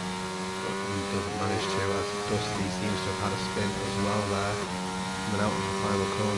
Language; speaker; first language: English; native; English